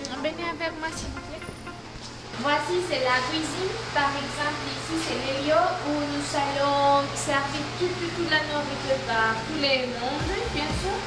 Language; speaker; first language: French; non-native, learner; Spanish